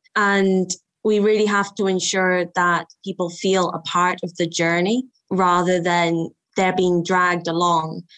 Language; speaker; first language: English; native; English